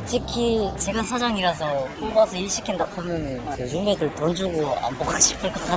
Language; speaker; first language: Korean; native; Korean